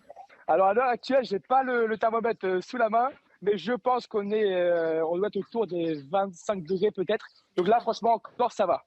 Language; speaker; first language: French; native; French